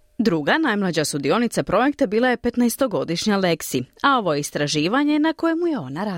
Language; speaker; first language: Serbian; native; Serbian